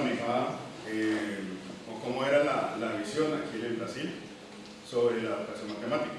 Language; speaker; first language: Spanish; native; Spanish